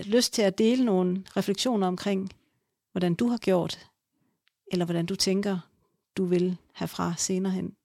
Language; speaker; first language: Danish; native; Danish